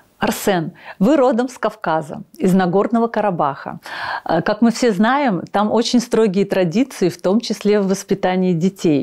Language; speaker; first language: Russian; native; Russian